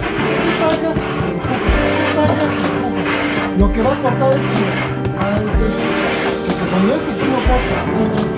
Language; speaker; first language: Spanish; native; Spanish